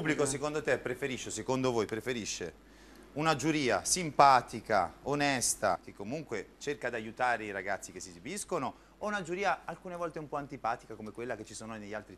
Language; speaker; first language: Italian; native; Italian